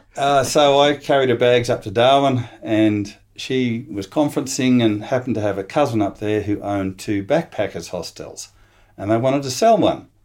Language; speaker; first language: English; native; English